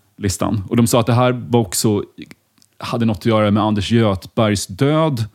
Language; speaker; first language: Swedish; native; Swedish